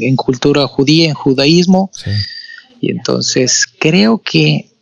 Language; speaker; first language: Spanish; native; Spanish